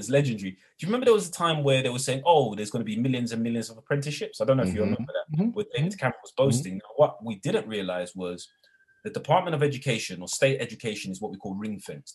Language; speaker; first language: English; native; English